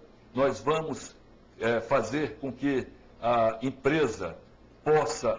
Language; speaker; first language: Portuguese; native; Portuguese